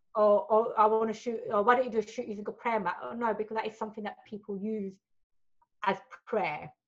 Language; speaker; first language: English; early bilingual, other home language; Hindi